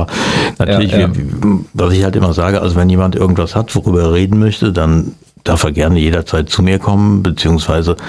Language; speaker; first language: German; native; German